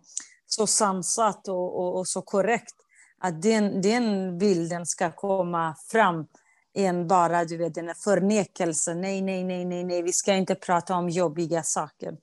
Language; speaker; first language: Swedish; non-native, fluent; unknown